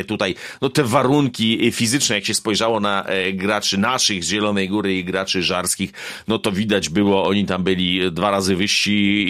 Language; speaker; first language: Polish; native; Polish